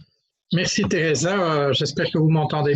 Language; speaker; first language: French; native; French